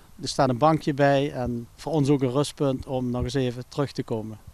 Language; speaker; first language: Dutch; native; Dutch